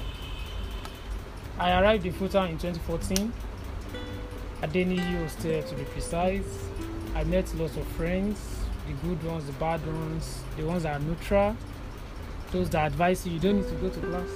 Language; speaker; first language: English; non-native, local second language; Yoruba